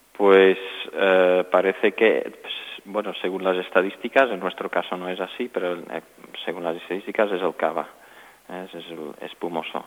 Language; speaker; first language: Spanish; non-native, fluent; French